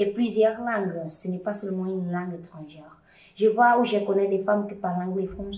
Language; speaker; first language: French; non-native, fluent; Portuguese